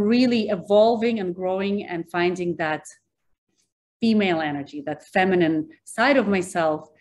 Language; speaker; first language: English; early bilingual, other home language; Russian